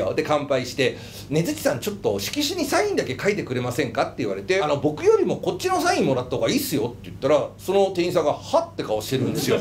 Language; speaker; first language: Japanese; native; Japanese